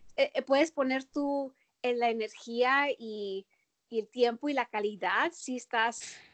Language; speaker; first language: Spanish; early bilingual, heritage; Spanish